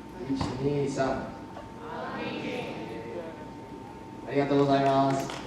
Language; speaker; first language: Japanese; early bilingual, heritage; Spanish